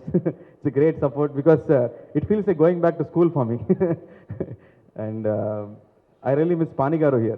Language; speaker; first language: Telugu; non-native, learner; Tamil